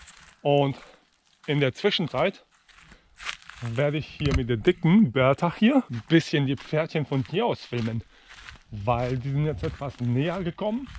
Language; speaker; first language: German; native; German